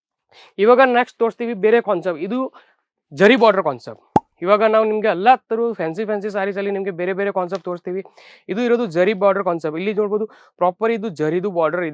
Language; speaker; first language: Kannada; non-native, local second language; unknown